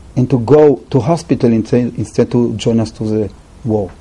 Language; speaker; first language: English; non-native, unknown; Hebrew